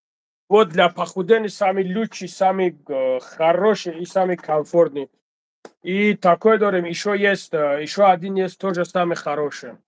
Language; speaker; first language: Russian; non-native, learner; Tajik